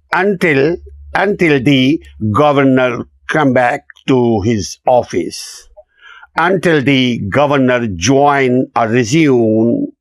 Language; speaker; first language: English; non-native, local second language; Urdu